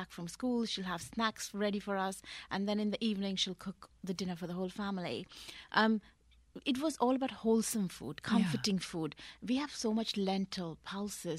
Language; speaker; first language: English; non-native, local second language; Punjabi